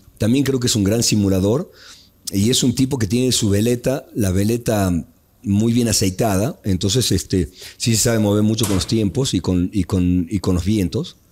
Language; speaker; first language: Spanish; native; Spanish